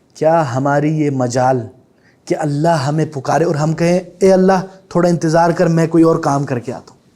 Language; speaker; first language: Urdu; native; Urdu